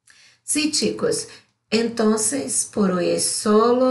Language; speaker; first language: Spanish; non-native, learner; Portuguese